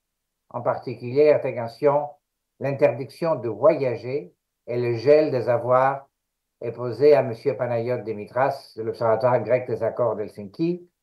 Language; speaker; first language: French; non-native, fluent; Greek